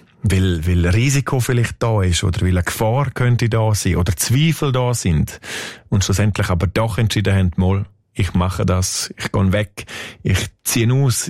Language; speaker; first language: German; native; German